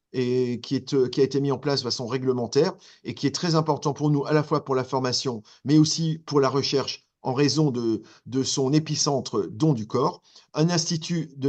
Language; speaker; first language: French; native; French